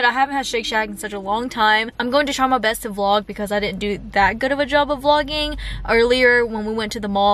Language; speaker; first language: English; native; English